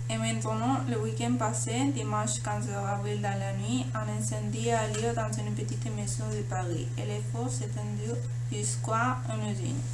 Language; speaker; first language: French; non-native, learner; Spanish